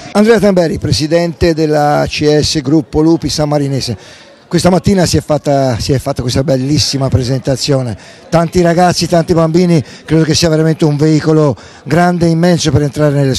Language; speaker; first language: Italian; native; Italian